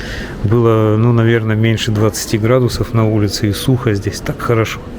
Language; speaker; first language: Russian; native; Russian